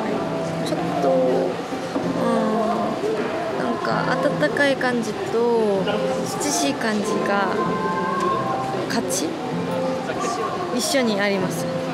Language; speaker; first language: Japanese; non-native, learner; Korean